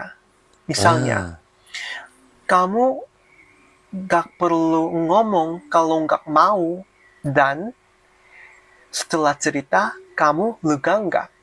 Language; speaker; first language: Indonesian; non-native, fluent; Korean